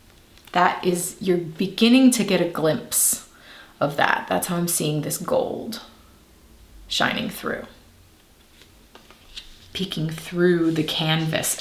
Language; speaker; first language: English; native; English